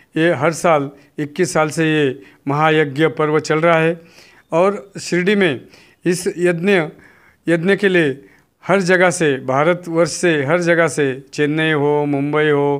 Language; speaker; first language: Hindi; non-native, local second language; Marathi